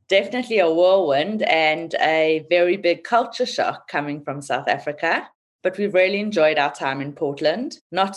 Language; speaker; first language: English; native; English